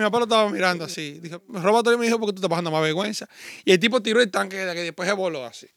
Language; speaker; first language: Spanish; native; Spanish